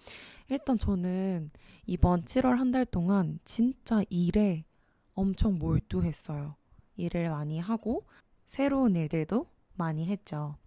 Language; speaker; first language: Korean; native; Korean